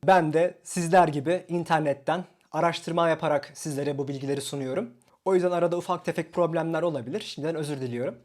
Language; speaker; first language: Turkish; native; Turkish